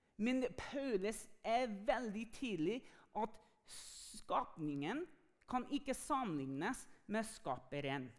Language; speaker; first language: Norwegian; non-native, fluent; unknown